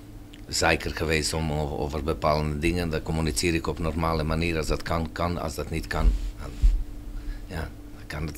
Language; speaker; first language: Dutch; non-native, fluent; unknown